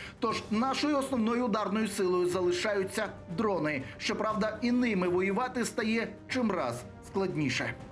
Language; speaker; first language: Ukrainian; native; Ukrainian